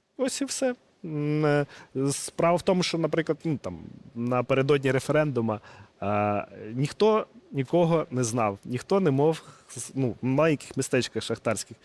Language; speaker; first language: Ukrainian; non-native, local second language; Russian